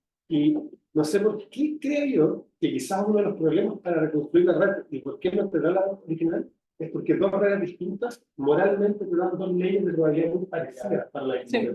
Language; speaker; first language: Spanish; native; Spanish